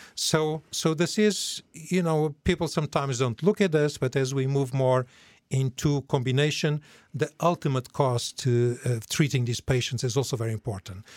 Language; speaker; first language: English; non-native, fluent; Portuguese